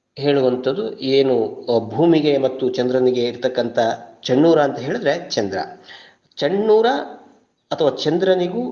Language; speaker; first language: Kannada; non-native, local second language; Kodava